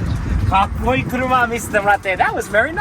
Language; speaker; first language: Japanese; non-native, fluent; English